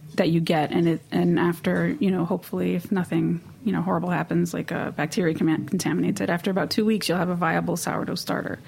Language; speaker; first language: English; native; English